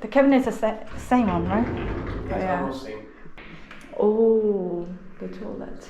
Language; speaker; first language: English; non-native, learner; Korean